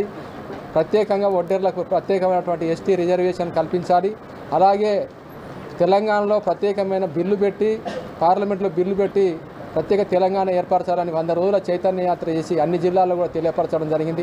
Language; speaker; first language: Telugu; native; Telugu